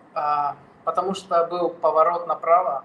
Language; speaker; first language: Russian; non-native, learner; Thai